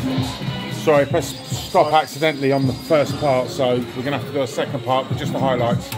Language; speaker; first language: English; native; English